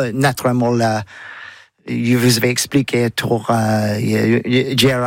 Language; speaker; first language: French; non-native, learner; English